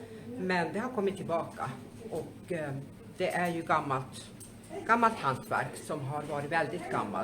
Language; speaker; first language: Swedish; native; Swedish